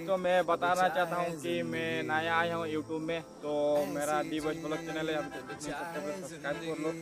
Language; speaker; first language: Hindi; non-native, local second language; Assamese